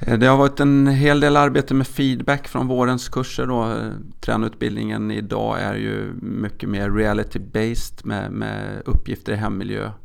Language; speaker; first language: Swedish; native; Swedish